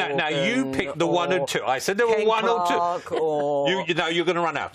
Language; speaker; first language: English; native; English